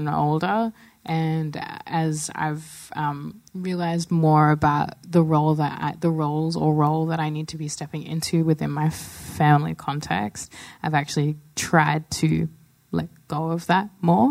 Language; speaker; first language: English; native; English